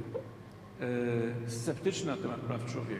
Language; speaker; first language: Polish; native; Polish